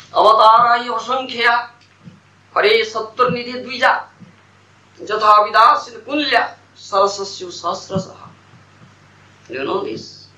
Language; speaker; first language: English; non-native, local second language; Odia